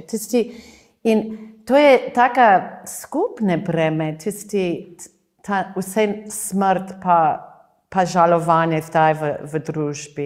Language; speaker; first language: Slovenian; non-native, fluent; English